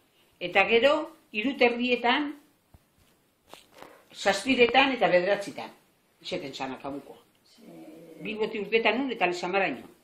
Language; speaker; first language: Basque; native; Basque